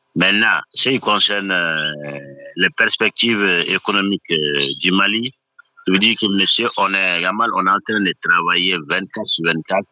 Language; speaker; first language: French; non-native, local second language; Bambara